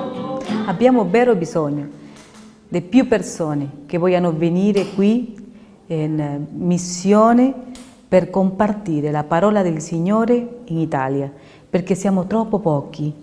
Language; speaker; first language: Italian; non-native, fluent; Portuguese